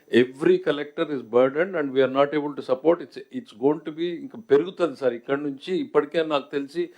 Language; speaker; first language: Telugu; native; Telugu